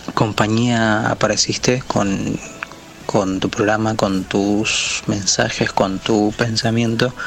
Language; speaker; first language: Spanish; native; Spanish